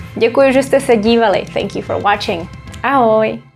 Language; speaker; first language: English; non-native, fluent; Czech